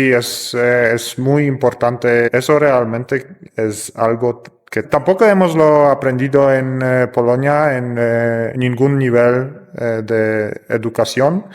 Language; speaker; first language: Spanish; non-native, fluent; Polish